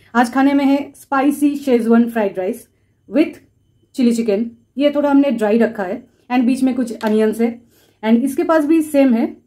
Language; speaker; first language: Hindi; native; Hindi